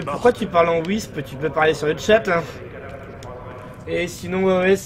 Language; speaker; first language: French; native; French